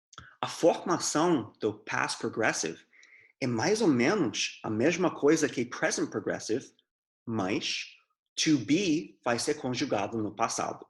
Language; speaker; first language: Portuguese; non-native, fluent; English